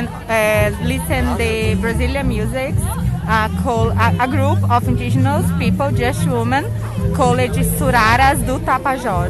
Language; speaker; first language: English; non-native, fluent; Portuguese